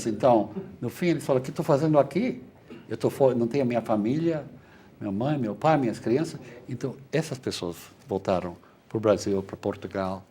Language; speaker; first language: Portuguese; non-native, fluent; Spanish